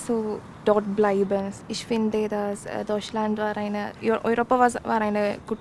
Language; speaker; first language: German; non-native, learner; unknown